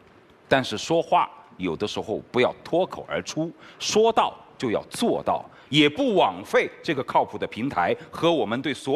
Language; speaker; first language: Chinese; native; Chinese